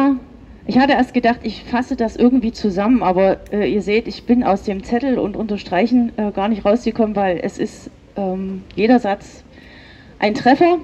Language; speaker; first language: German; native; German